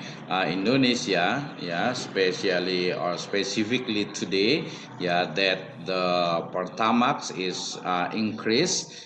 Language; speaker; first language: English; non-native, learner; Indonesian